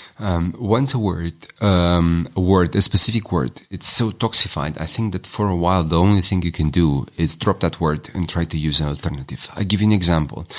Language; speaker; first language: English; non-native, fluent; Romanian